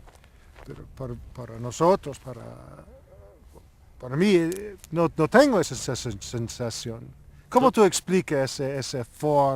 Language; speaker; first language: Spanish; non-native, learner; Italian